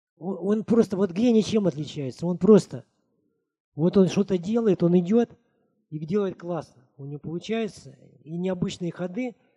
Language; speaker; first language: Russian; native; Russian